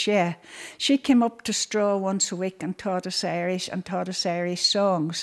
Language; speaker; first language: English; native; English